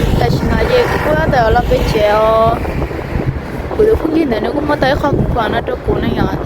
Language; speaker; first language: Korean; non-native, learner; Hmong